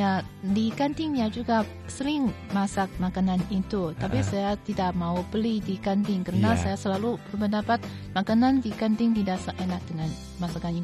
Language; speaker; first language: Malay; non-native, fluent; Chinese